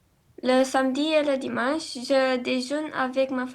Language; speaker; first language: French; non-native, learner; Romanian